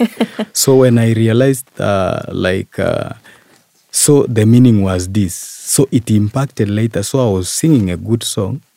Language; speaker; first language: English; non-native, local second language; Kalenjin